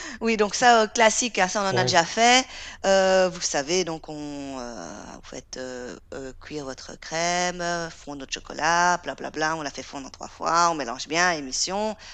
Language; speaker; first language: French; native; French